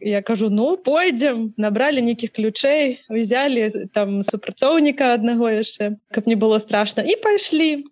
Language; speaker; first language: Belarusian; native; Belarusian